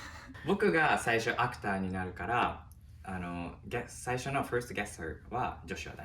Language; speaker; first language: Japanese; native; Japanese